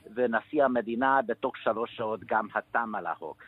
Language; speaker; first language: Hebrew; non-native, fluent; Hungarian